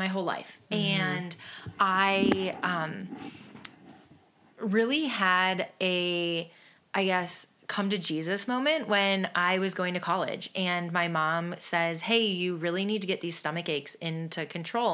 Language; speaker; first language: English; native; English